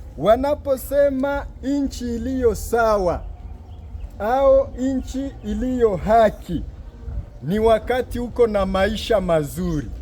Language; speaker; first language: Swahili; native; Swahili